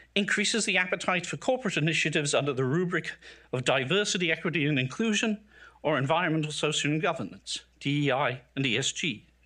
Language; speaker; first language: English; native; English